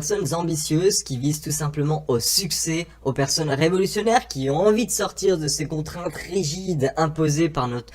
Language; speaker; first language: French; native; French